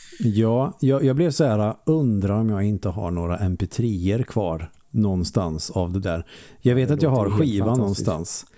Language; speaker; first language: Swedish; native; Swedish